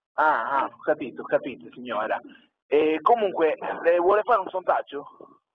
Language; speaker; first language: Italian; native; Italian